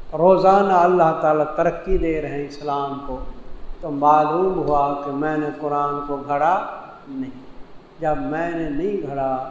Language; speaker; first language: Urdu; non-native, local second language; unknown